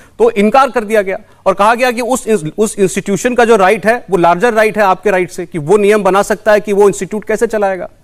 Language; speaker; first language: Hindi; native; Hindi